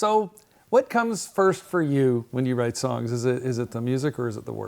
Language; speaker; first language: English; native; English